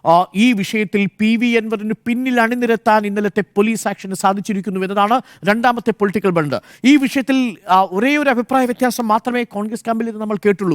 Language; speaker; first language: Malayalam; native; Malayalam